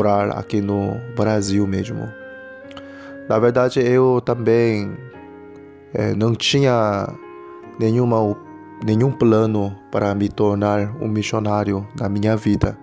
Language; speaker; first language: Portuguese; non-native, learner; Korean